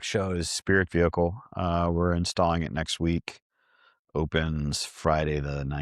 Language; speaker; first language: English; native; English